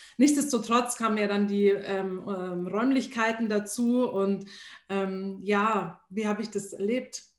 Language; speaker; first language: German; early bilingual, other home language; Arabic